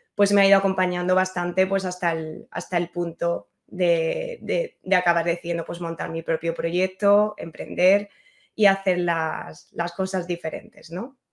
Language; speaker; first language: Spanish; native; Spanish